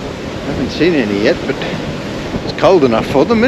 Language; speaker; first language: English; native; English